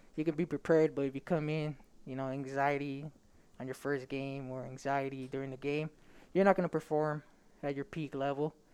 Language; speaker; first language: English; native; English